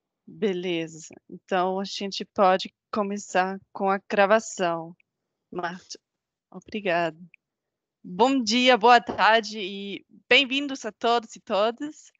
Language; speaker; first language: Portuguese; non-native, fluent; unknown